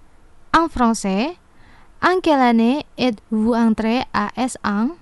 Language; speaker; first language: French; non-native, fluent; Indonesian